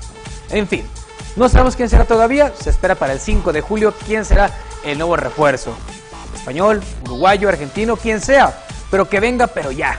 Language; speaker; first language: Spanish; native; Spanish